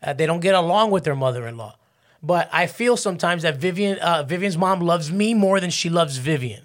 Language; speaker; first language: English; early bilingual, other home language; Spanish